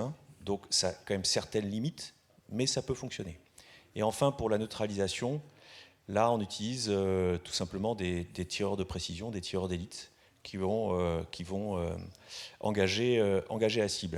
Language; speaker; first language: French; native; French